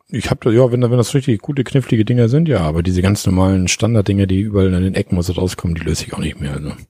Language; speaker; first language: German; native; German